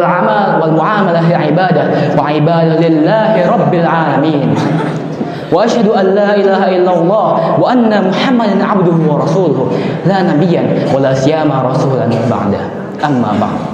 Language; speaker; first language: Arabic; non-native, learner; Indonesian